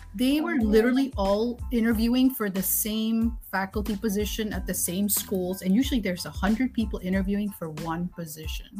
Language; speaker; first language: English; non-native, fluent; Dutch